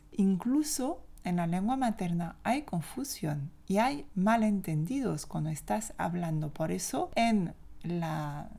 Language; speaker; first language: Spanish; non-native, fluent; French